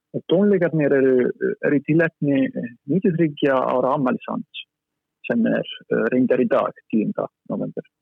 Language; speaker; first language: Icelandic; non-native, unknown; Italian